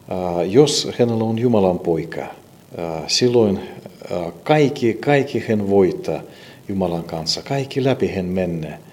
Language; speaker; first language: Finnish; non-native, fluent; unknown